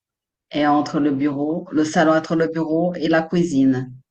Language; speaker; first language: French; non-native, fluent; Portuguese